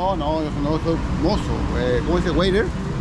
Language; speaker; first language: Spanish; native; Spanish